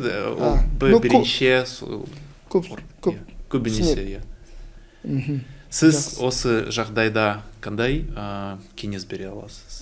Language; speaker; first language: Kazakh; non-native, learner; Russian